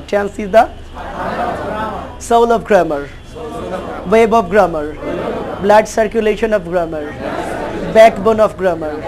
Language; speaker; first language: English; non-native, fluent; Bangla